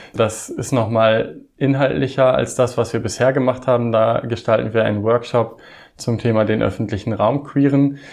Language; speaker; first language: German; native; German